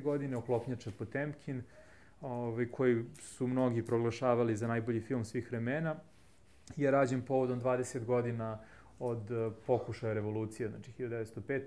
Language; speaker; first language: Serbian; native; Serbian